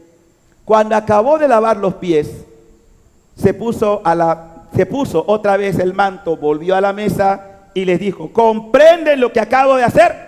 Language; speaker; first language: Spanish; native; Spanish